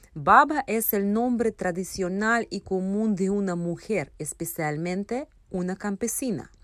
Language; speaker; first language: Spanish; non-native, fluent; Russian